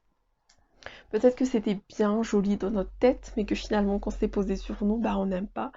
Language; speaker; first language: French; native; French